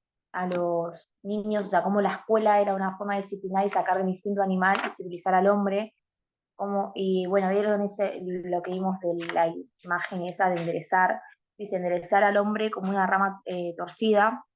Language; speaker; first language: Spanish; native; Spanish